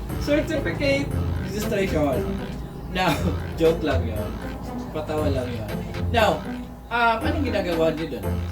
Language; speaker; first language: Filipino; non-native, local second language; Waray